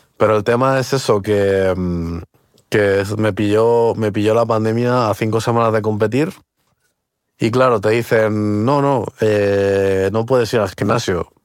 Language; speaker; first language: Spanish; early bilingual, other home language; Portuguese